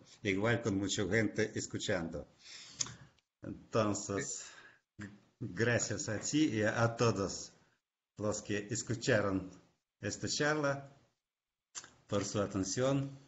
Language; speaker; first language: Spanish; non-native, fluent; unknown